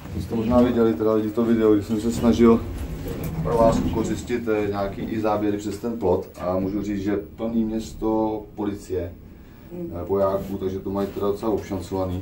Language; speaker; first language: Czech; native; Czech